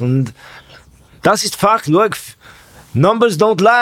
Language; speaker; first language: German; non-native, fluent; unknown